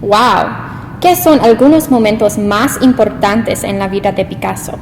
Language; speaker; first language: Spanish; non-native, learner; English